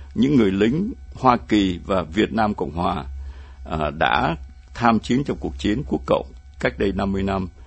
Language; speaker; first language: Vietnamese; native; Vietnamese